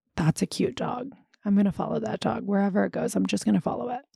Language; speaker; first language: English; native; English